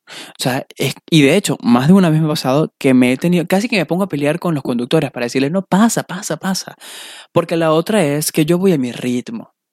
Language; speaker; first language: Spanish; native; Spanish